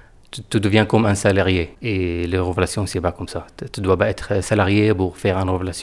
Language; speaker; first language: French; non-native, fluent; Arabic